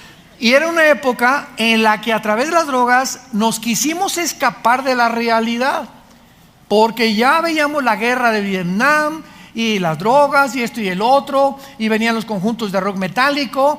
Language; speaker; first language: Spanish; native; Spanish